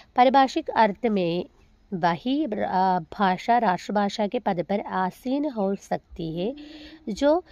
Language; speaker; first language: Hindi; non-native, local second language; Malayalam